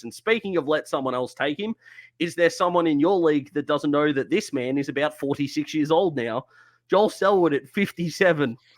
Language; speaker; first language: English; native; English